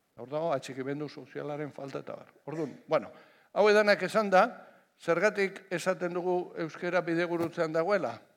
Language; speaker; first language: Basque; non-native, local second language; Spanish